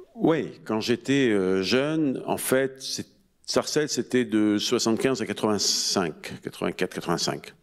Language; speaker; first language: French; native; French